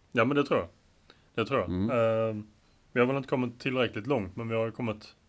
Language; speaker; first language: Swedish; native; Swedish